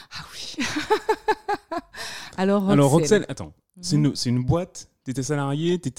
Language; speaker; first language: French; native; French